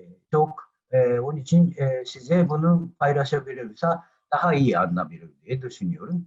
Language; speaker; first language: Turkish; non-native, learner; Japanese